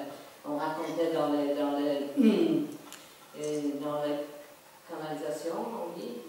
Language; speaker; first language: French; non-native, fluent; Polish